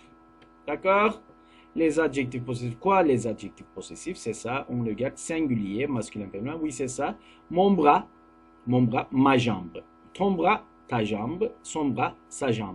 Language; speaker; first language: French; non-native, fluent; Turkish